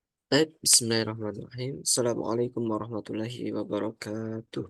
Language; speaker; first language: Arabic; non-native, fluent; Indonesian